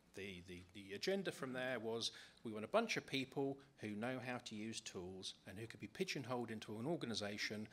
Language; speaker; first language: English; native; English